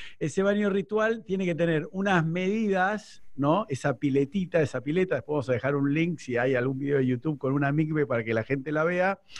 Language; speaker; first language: Spanish; native; Spanish